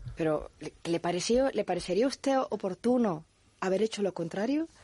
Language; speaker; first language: Spanish; native; Spanish